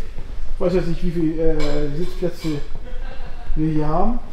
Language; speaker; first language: German; early bilingual, other home language; Turkish